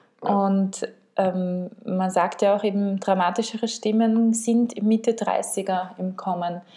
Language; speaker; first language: German; native; German